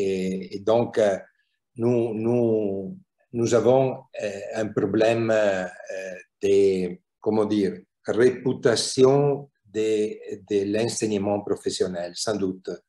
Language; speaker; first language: French; non-native, fluent; Italian